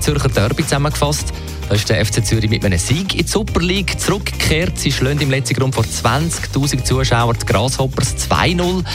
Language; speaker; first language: German; native; German